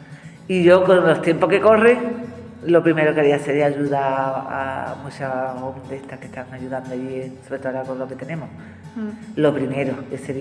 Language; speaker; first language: Spanish; native; Spanish